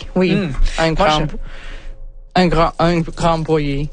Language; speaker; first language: French; non-native, learner; English